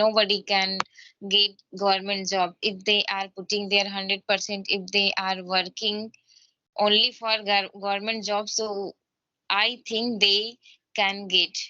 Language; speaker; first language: English; non-native, learner; Hindi